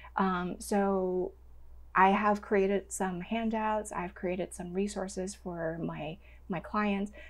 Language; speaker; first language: English; non-native, local second language; Cantonese